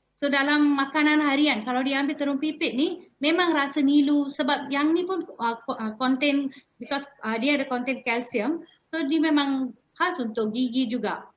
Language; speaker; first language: Malay; non-native, local second language; Tamil